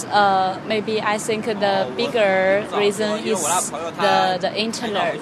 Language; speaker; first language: English; non-native, fluent; Chinese